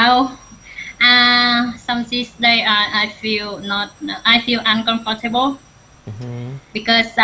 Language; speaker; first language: English; non-native, learner; Vietnamese